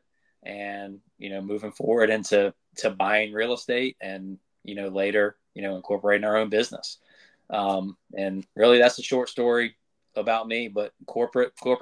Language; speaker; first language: English; native; English